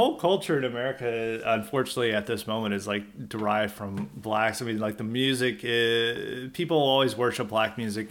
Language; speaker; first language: English; native; English